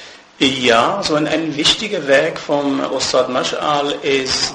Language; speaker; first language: German; non-native, fluent; Persian